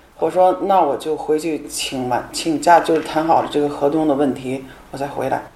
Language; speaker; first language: Chinese; native; Chinese